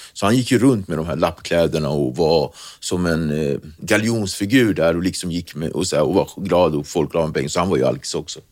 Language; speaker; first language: Swedish; early bilingual, other home language; Kabuverdianu